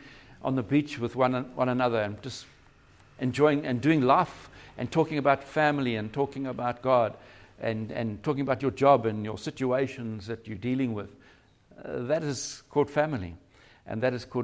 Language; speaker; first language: English; native; English